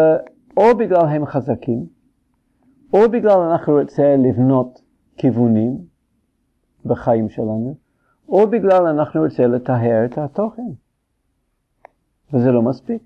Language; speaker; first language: Hebrew; non-native, fluent; English